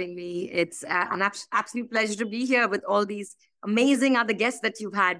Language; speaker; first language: English; non-native, local second language; Bangla